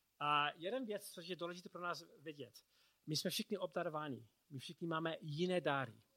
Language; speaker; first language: Czech; non-native, learner; English